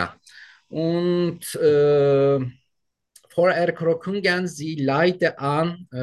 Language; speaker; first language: German; non-native, learner; Turkish